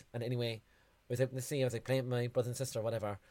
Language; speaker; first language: English; native; English